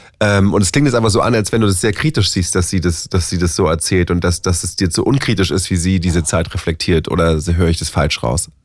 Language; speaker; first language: German; native; German